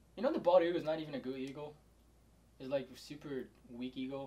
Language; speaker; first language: English; non-native, fluent; Portuguese